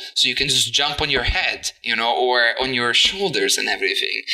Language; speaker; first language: English; non-native, fluent; Italian